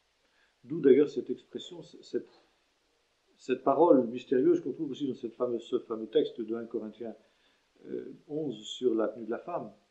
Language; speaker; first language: French; native; French